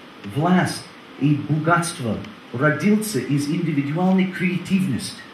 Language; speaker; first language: Russian; non-native, learner; English